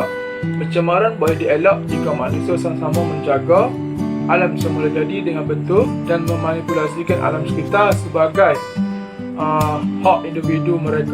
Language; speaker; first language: Malay; native; Malay